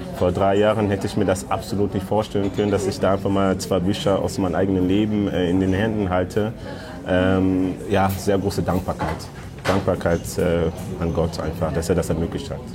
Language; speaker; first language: German; early bilingual, other home language; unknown